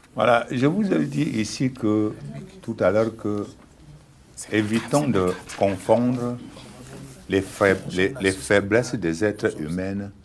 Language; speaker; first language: French; non-native, local second language; Ghomala